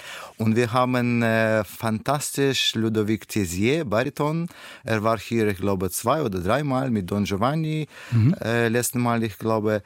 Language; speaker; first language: German; non-native, learner; Russian